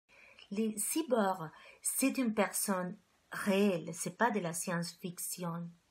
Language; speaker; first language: French; non-native, fluent; Spanish